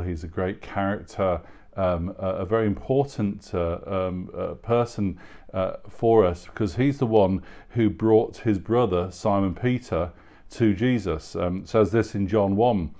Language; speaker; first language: English; native; English